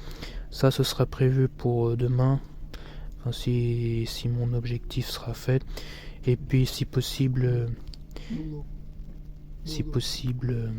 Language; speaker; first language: French; native; French